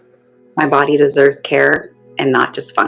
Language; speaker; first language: English; native; English